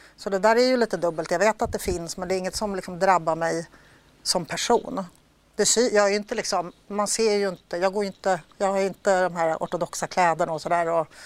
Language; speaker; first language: Swedish; early bilingual, other home language; Polish